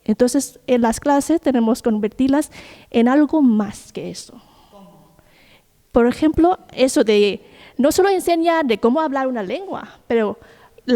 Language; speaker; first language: Spanish; non-native, fluent; Thai